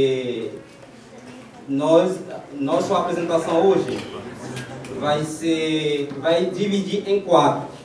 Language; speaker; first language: Portuguese; non-native, learner; Haitian Creole